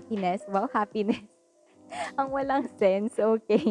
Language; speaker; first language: English; non-native, local second language; Filipino